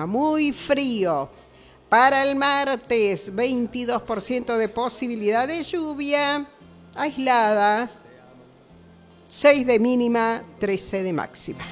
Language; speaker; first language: Spanish; native; Spanish